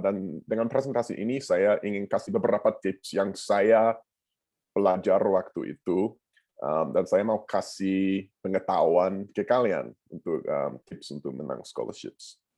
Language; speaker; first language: Indonesian; non-native, fluent; English